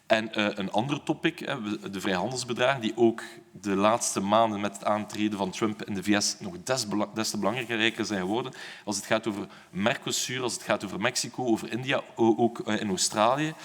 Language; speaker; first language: Dutch; native; Dutch